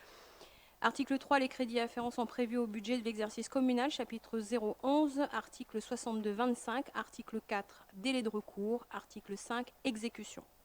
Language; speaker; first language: French; native; French